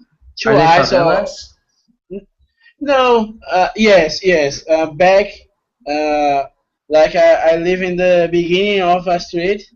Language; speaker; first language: English; non-native, fluent; Portuguese